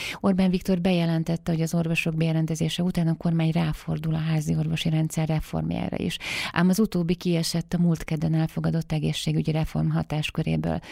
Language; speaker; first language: Hungarian; native; Hungarian